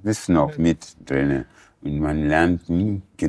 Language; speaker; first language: German; non-native, learner; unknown